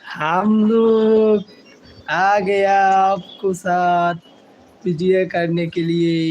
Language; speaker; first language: Hindi; non-native, learner; Bangla